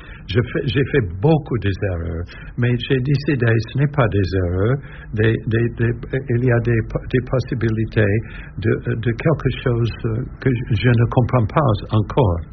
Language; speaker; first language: French; non-native, learner; English